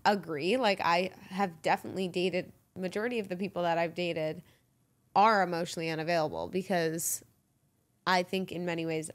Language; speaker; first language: English; native; English